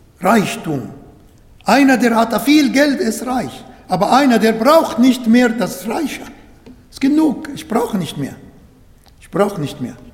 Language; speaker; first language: German; non-native, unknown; Arabic